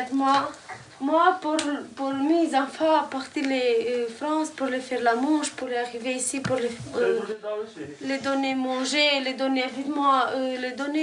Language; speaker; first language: French; non-native, learner; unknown